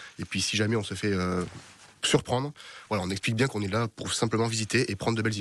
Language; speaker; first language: French; native; French